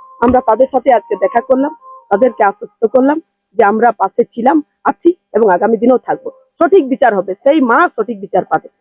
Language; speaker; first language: Bangla; non-native, local second language; Santali